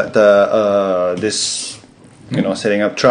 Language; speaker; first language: English; non-native, fluent; Japanese